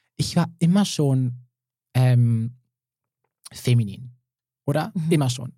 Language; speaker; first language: German; early bilingual, other home language; Serbian